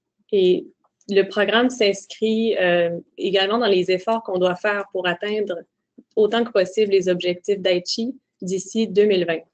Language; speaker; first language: French; native; French